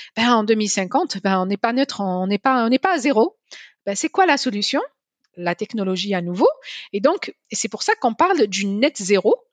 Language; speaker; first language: French; non-native, local second language; Arabic